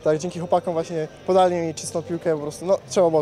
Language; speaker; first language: Polish; native; Polish